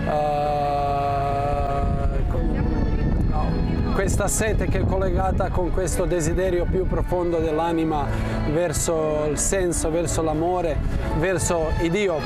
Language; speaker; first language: Italian; non-native, fluent; Croatian